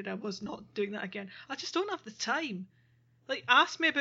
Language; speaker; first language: English; native; English